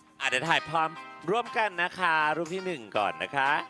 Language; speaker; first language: Thai; native; Thai